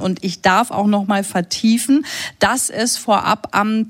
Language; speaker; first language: German; native; German